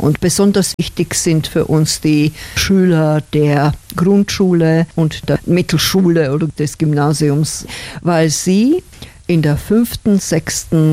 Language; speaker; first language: German; non-native, fluent; Slovak